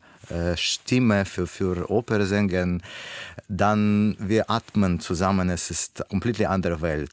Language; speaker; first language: German; non-native, learner; Russian